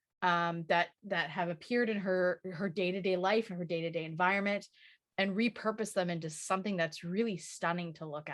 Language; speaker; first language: English; native; English